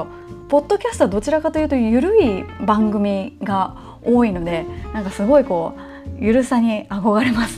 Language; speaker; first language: Japanese; native; Japanese